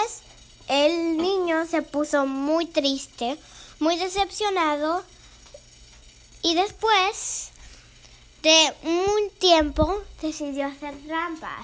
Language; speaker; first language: Spanish; early bilingual, heritage; Spanish